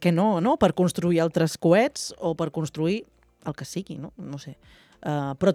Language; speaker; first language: Catalan; native; Catalan